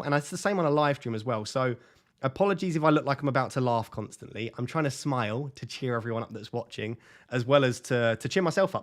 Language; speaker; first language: English; native; English